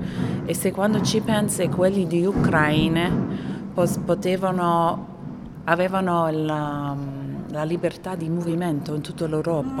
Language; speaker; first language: Italian; non-native, fluent; Arabic